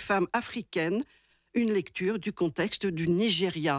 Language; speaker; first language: French; native; French